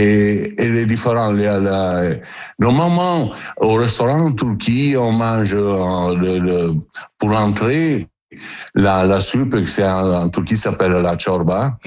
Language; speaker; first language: French; non-native, learner; Italian